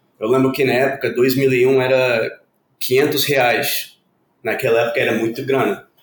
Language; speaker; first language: Portuguese; non-native, fluent; Spanish